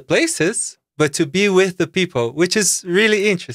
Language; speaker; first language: English; non-native, fluent; Portuguese